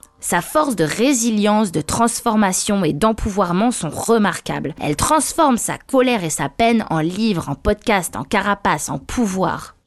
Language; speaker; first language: French; native; French